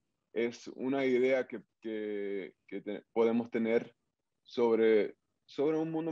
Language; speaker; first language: Spanish; early bilingual, heritage; English